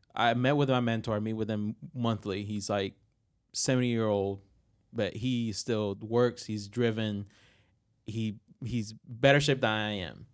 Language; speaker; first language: English; non-native, fluent; Spanish